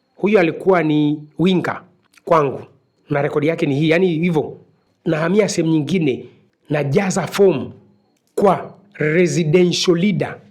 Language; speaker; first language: Swahili; native; Swahili